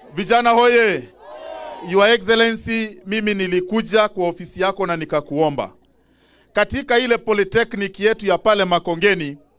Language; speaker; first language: Swahili; non-native, local second language; Kikuyu